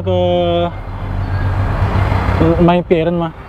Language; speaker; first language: Chinese; non-native, learner; Indonesian